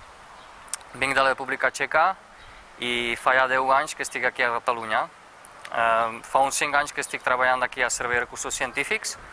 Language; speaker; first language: Catalan; non-native, fluent; Czech